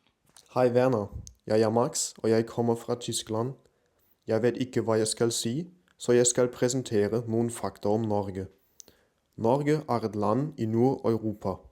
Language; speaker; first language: Norwegian; non-native, learner; German